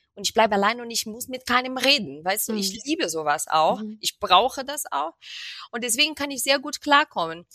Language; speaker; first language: German; non-native, fluent; Portuguese